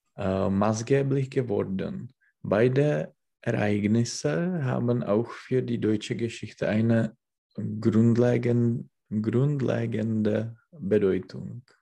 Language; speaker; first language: German; non-native, learner; Czech